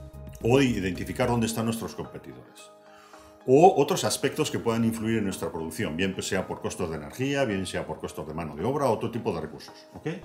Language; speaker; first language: Spanish; native; Spanish